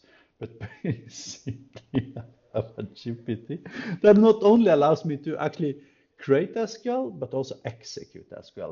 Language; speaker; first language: English; non-native, fluent; Norwegian